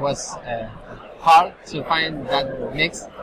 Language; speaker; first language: English; non-native, learner; Spanish